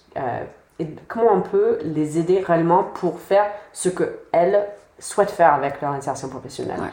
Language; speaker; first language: French; non-native, fluent; English